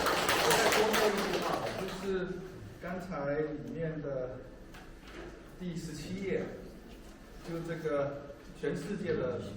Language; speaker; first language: Chinese; native; Chinese